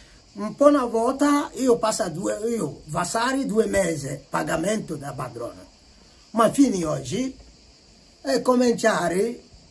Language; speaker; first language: Italian; non-native, learner; Igbo